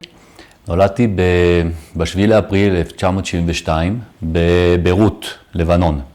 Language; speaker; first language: Hebrew; early bilingual, other home language; French